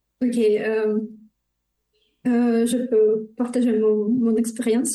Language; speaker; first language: French; non-native, learner; Ukrainian